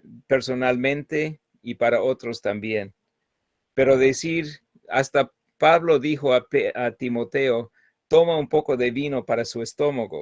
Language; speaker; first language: Spanish; non-native, fluent; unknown